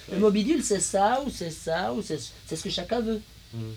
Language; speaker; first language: French; native; French